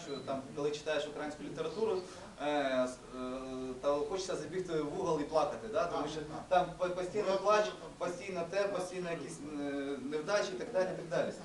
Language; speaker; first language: Ukrainian; non-native, local second language; Russian